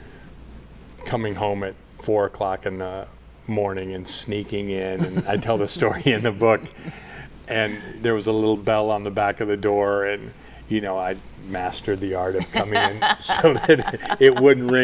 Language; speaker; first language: English; native; English